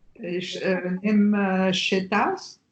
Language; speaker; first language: Hungarian; non-native, learner; French